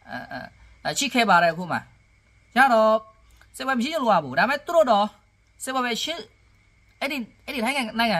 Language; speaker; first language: Burmese; non-native, learner; Khmer